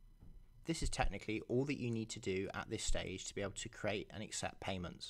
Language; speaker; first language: English; native; English